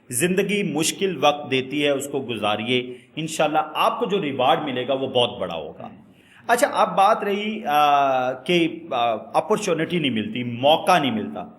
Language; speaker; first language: Urdu; non-native, local second language; Punjabi